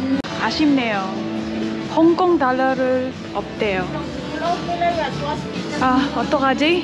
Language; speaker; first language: Korean; non-native, learner; Cebuano